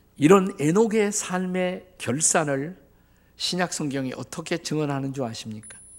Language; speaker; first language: Korean; native; Korean